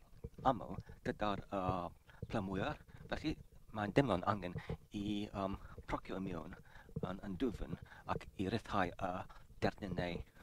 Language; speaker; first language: Welsh; non-native, learner; English